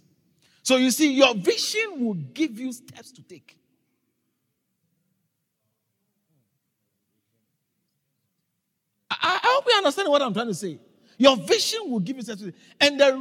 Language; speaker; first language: English; non-native, local second language; Akan